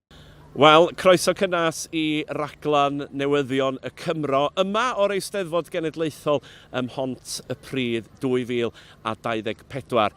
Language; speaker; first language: Welsh; native; Welsh